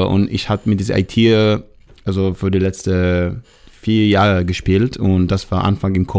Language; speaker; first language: German; non-native, learner; Hebrew